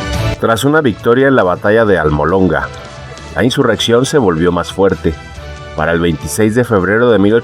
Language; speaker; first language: Spanish; native; Spanish